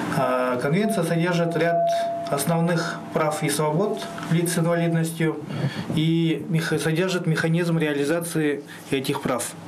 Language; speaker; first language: Russian; non-native, local second language; Kyrgyz